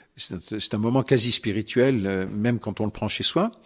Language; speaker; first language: French; native; French